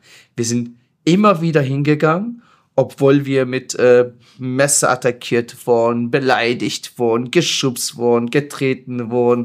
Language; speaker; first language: German; non-native, fluent; Persian